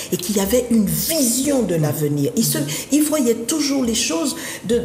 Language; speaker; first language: French; native; French